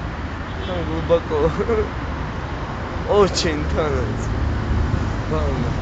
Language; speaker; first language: Russian; non-native, local second language; Georgian